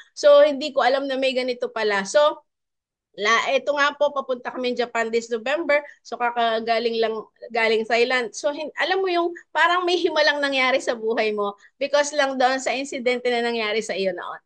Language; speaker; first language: Filipino; native; Filipino